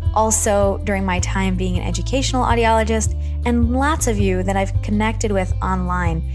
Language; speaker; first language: English; native; English